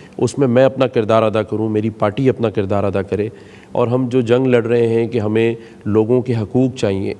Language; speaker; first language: Urdu; native; Urdu